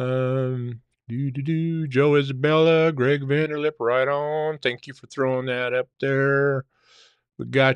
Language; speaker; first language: English; native; English